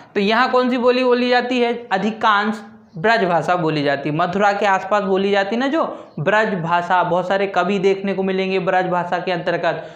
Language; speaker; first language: Hindi; native; Hindi